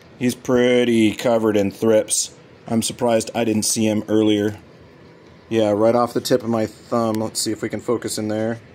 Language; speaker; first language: English; native; English